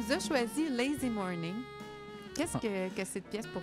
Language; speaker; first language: French; native; French